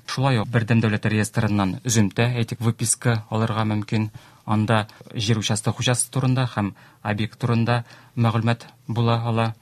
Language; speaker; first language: Tatar; native; Tatar